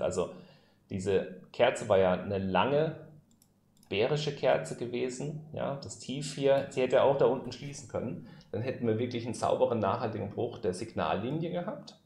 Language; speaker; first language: German; native; German